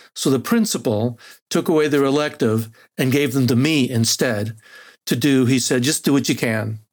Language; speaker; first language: English; non-native, fluent; Spanish